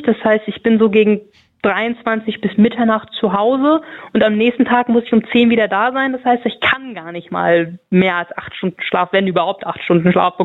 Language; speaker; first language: German; native; German